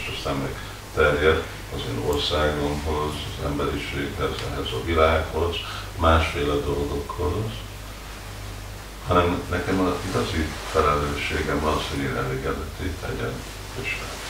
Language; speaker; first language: Hungarian; early bilingual, heritage; Hungarian